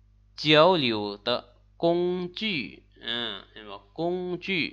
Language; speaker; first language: Chinese; non-native, fluent; Lao